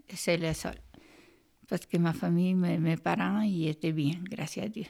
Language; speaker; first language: French; non-native, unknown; Spanish